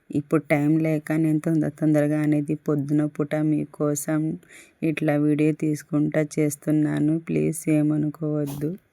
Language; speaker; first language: Telugu; non-native, local second language; Urdu